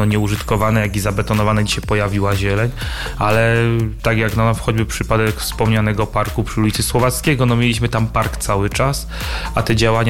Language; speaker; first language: Polish; native; Polish